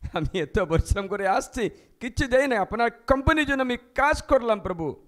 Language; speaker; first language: Bangla; non-native, fluent; Malayalam